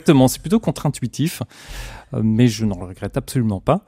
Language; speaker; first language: French; native; French